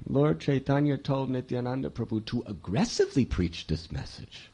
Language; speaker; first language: English; native; English